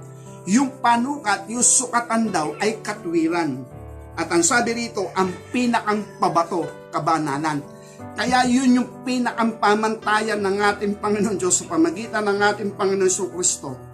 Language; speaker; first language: Filipino; native; Filipino